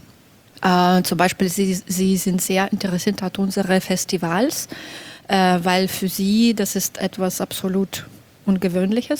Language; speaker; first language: German; non-native, fluent; Belarusian